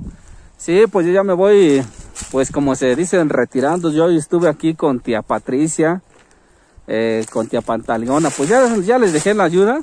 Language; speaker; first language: Spanish; native; Spanish